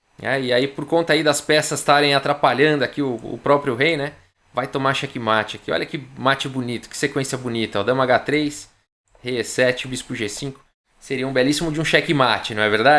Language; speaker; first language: Portuguese; native; Portuguese